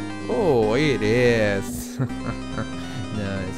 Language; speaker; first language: English; non-native, fluent; Italian